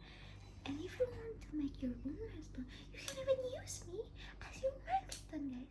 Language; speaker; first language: English; non-native, local second language; Indonesian